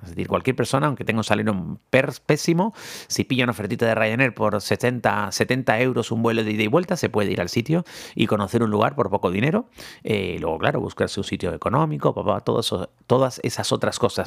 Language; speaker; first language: Spanish; native; Spanish